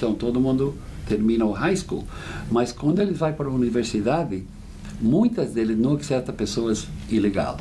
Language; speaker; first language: Portuguese; non-native, fluent; English